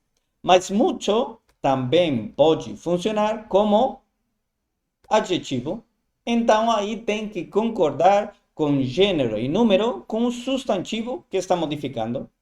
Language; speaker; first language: Portuguese; non-native, fluent; Spanish